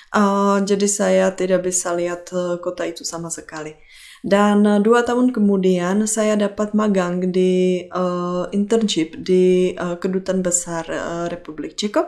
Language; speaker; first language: Indonesian; non-native, fluent; Czech